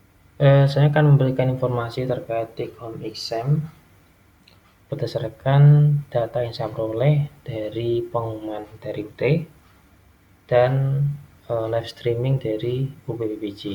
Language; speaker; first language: Indonesian; native; Indonesian